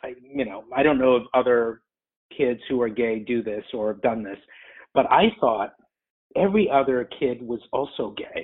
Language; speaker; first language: English; native; English